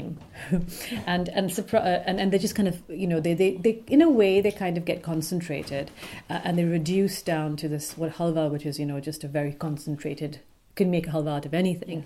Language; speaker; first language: English; non-native, local second language; Urdu